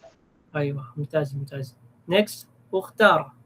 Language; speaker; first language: Arabic; non-native, fluent; Filipino